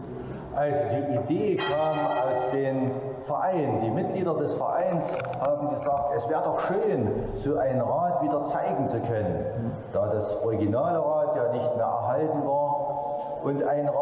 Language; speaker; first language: German; native; German